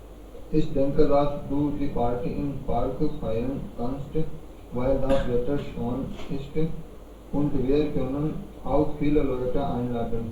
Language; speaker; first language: German; non-native, learner; Hindi